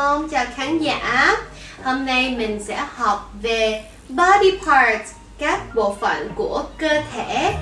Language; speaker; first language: Vietnamese; native; Vietnamese